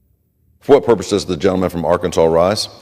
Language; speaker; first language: English; native; English